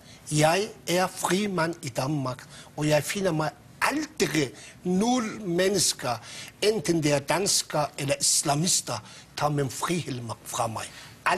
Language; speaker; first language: Danish; non-native, local second language; Persian